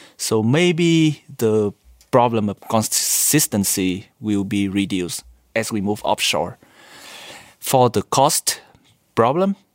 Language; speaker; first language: English; non-native, fluent; Vietnamese